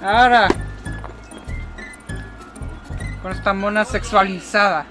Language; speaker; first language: Spanish; non-native, fluent; English